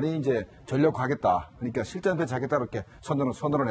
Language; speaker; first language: Korean; native; Korean